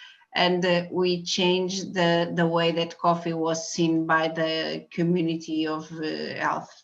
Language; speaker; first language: English; non-native, fluent; Portuguese